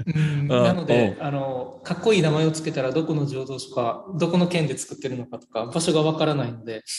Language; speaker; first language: Japanese; native; Japanese